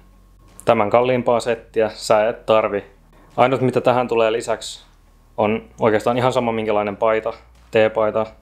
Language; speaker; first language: Finnish; native; Finnish